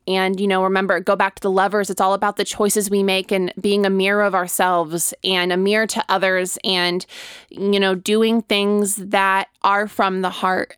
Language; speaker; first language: English; native; English